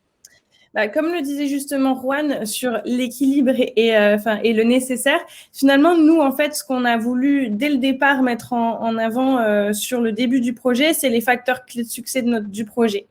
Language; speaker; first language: French; native; French